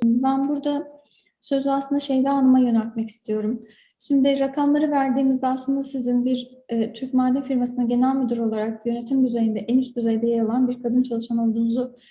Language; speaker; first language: Turkish; native; Turkish